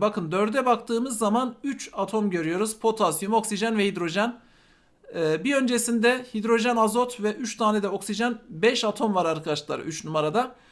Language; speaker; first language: Turkish; native; Turkish